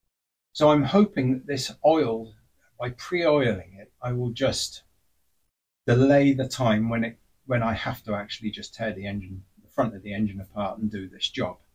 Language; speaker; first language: English; native; English